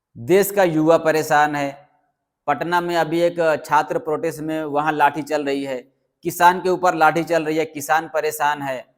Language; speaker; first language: Hindi; native; Hindi